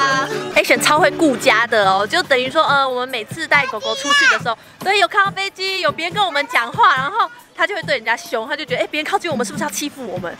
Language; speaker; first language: Chinese; native; Chinese